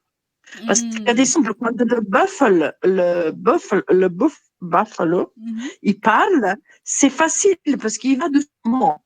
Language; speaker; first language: French; non-native, fluent; Italian